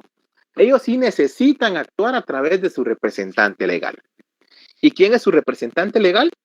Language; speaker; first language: Spanish; native; Spanish